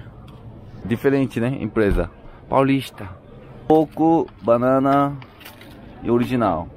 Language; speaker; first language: Portuguese; non-native, learner; Korean